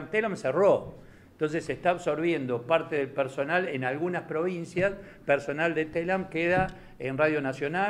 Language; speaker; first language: Spanish; native; Spanish